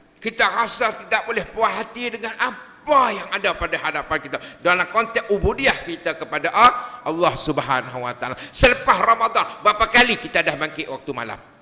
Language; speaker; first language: Malay; native; Malay